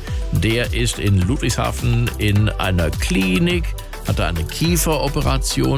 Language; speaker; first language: German; native; German